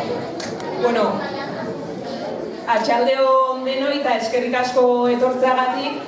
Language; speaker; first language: Basque; native; Basque